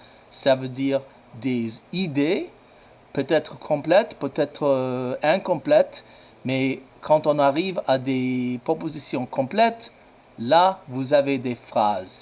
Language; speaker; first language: French; non-native, fluent; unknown